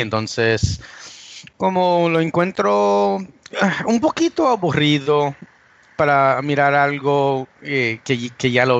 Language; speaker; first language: Spanish; early bilingual, heritage; English